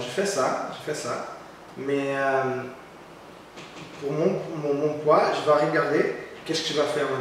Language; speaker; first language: French; non-native, learner; Portuguese